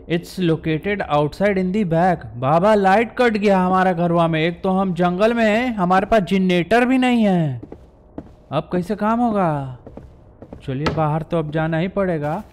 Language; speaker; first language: Hindi; native; Hindi